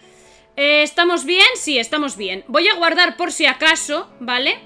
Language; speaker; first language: Spanish; native; Spanish